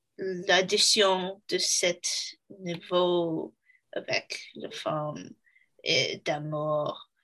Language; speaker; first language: French; non-native, learner; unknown